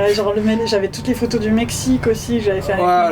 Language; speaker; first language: French; native; French